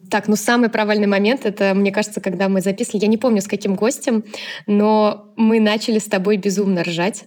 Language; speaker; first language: Russian; native; Russian